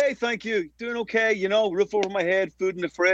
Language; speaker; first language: English; native; English